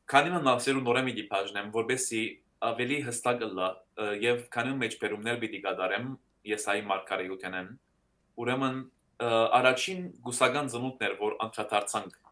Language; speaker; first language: Armenian; early bilingual, heritage; Armenian